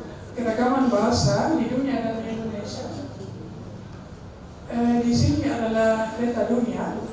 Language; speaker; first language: Indonesian; non-native, fluent; Dutch